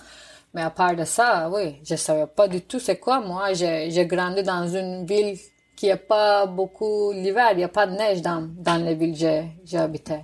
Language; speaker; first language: French; non-native, fluent; Turkish